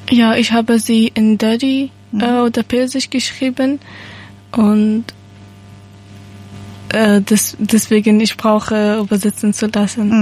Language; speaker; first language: German; non-native, learner; Persian